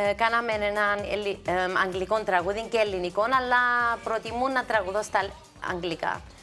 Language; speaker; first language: Greek; early bilingual, heritage; Greek